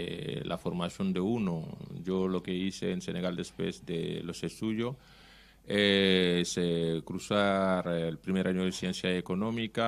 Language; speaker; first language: Spanish; non-native, fluent; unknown